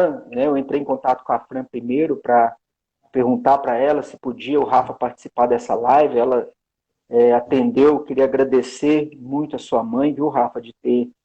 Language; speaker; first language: Portuguese; native; Portuguese